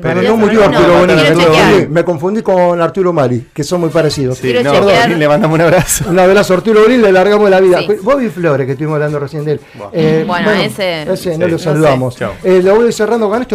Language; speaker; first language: Spanish; native; Spanish